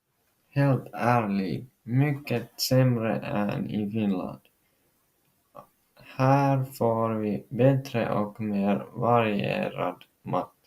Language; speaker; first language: Swedish; non-native, local second language; Finnish